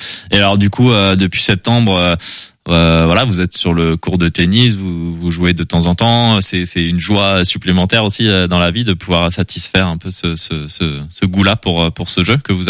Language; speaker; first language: French; native; French